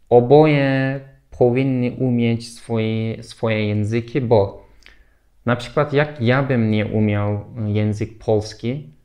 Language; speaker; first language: Polish; non-native, learner; Turkish